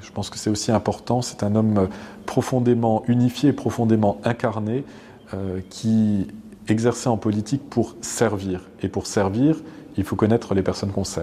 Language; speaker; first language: French; native; French